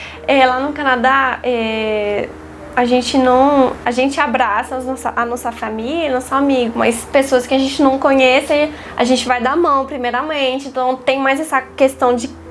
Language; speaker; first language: Portuguese; non-native, fluent; French